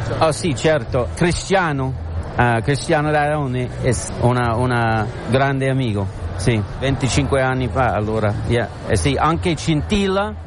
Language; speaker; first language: Italian; non-native, learner; English